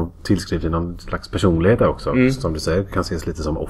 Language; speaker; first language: Swedish; native; Swedish